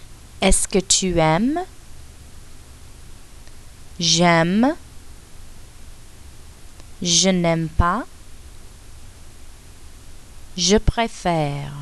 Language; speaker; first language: French; non-native, fluent; English